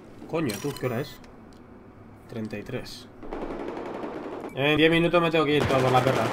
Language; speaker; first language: Spanish; native; Spanish